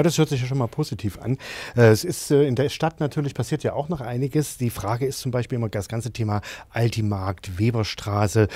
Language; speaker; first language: German; native; German